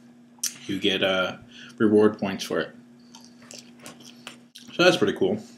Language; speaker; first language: English; native; English